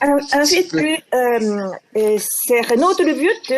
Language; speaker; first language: French; non-native, fluent; Japanese